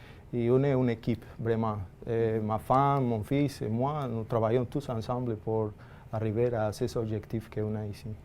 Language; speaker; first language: French; non-native, fluent; Spanish